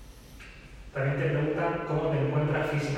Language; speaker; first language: Spanish; native; Spanish